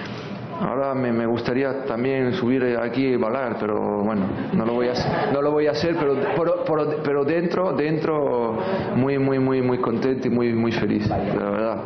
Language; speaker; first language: Spanish; non-native, fluent; French